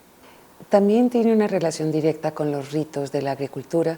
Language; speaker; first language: Spanish; native; Spanish